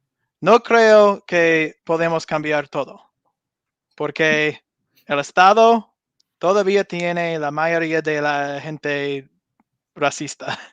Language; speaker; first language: Spanish; non-native, learner; English